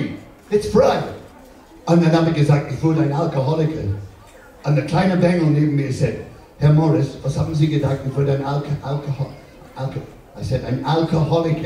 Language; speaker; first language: German; non-native, learner; English